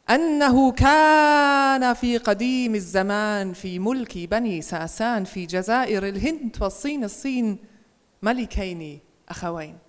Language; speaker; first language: Arabic; non-native, fluent; German